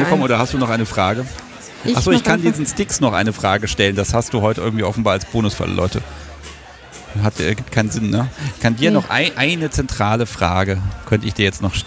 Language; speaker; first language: German; native; German